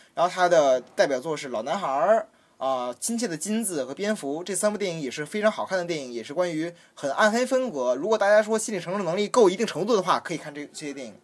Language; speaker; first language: Chinese; native; Chinese